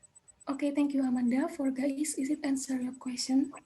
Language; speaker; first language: English; non-native, learner; Indonesian